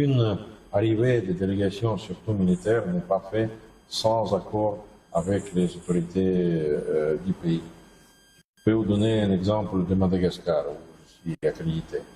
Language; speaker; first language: French; non-native, fluent; Russian